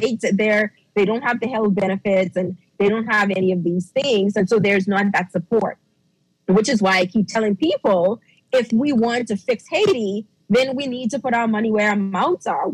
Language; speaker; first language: English; early bilingual, other home language; Haitian Creole